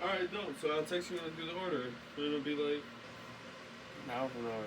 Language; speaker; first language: English; native; English